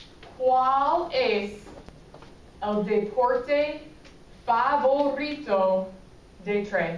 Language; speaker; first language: Spanish; non-native, fluent; English